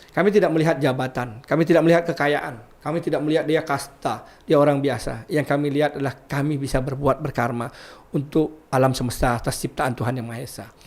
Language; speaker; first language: Indonesian; non-native, local second language; Balinese